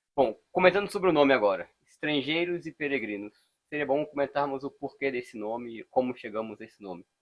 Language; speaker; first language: Portuguese; native; Portuguese